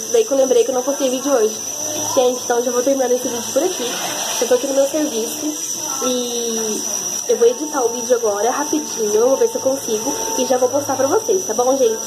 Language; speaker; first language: Portuguese; native; Portuguese